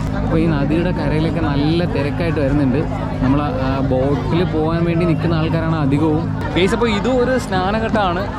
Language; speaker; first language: Malayalam; native; Malayalam